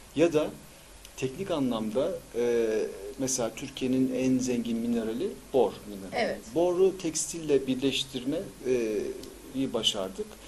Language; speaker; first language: Turkish; early bilingual, heritage; Turkish